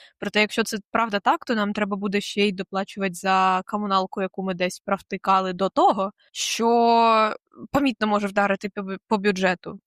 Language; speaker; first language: Ukrainian; non-native, local second language; Russian